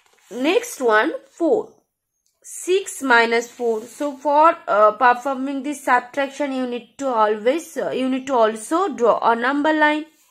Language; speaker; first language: English; non-native, local second language; Bangla